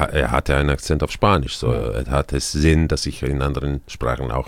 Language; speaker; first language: German; non-native, fluent; Croatian